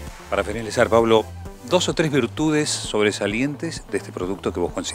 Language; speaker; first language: Spanish; native; Spanish